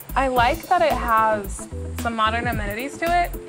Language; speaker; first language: English; native; English